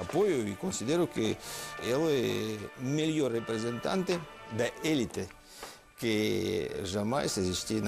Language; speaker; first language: Portuguese; non-native, fluent; Russian